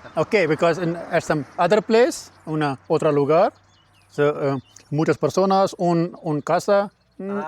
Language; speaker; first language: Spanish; non-native, learner; Urdu